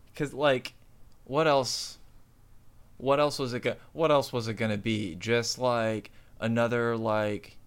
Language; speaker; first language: English; native; English